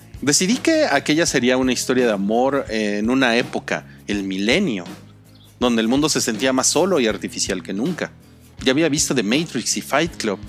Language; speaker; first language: Spanish; native; Spanish